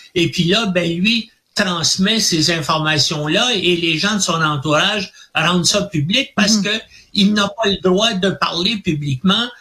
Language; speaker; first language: French; native; French